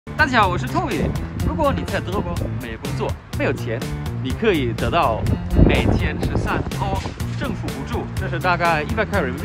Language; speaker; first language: Chinese; non-native, fluent; German